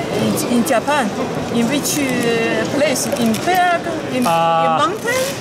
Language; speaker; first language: English; non-native, learner; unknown